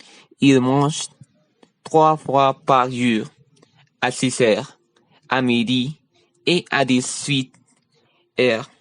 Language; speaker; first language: French; non-native, learner; Spanish